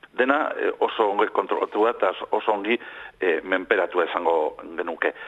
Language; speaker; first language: Basque; non-native, local second language; Spanish